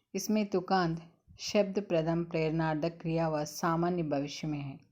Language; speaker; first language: Hindi; non-native, local second language; Telugu